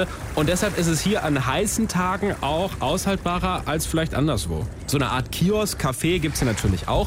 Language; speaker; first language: German; native; German